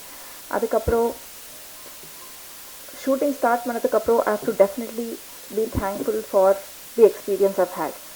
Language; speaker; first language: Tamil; non-native, learner; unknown